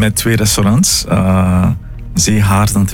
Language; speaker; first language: Dutch; non-native, fluent; Portuguese